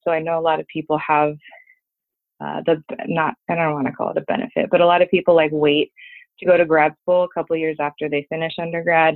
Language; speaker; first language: English; native; English